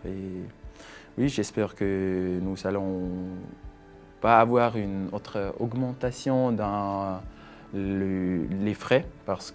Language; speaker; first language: French; non-native, fluent; Swiss German